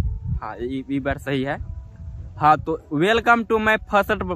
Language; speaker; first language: Hindi; non-native, local second language; Maithili